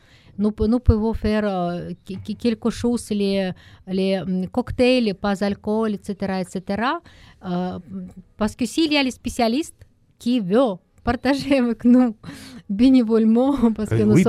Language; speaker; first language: French; non-native, learner; Russian